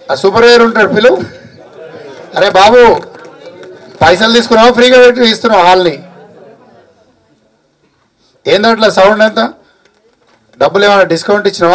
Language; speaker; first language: Telugu; native; Telugu